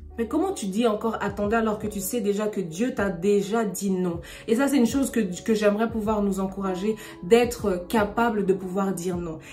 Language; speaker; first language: French; non-native, local second language; Lingala